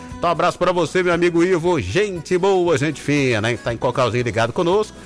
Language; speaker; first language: Portuguese; native; Portuguese